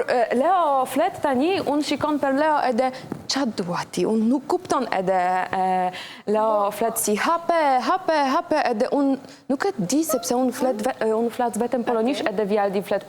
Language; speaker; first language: Albanian; non-native, learner; Polish